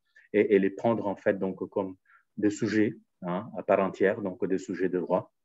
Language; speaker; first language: French; native; French